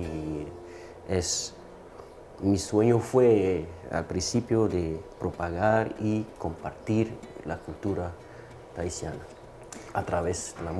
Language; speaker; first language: Spanish; non-native, fluent; French